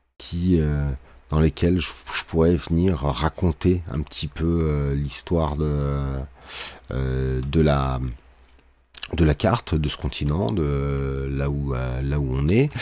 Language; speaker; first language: French; native; French